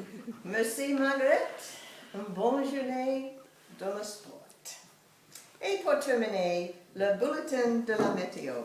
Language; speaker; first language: French; non-native, fluent; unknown